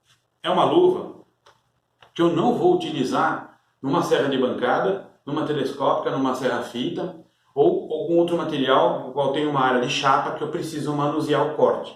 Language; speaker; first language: Portuguese; native; Portuguese